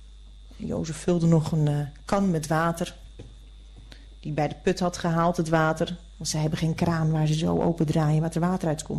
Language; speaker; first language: Dutch; native; Dutch